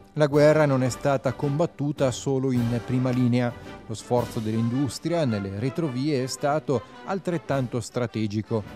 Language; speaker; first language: Italian; native; Italian